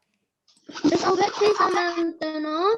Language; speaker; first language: French; non-native, learner; Arabic